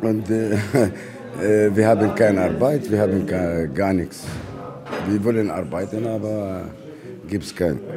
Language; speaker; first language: German; non-native, learner; Arabic